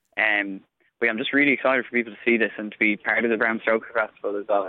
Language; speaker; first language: English; native; English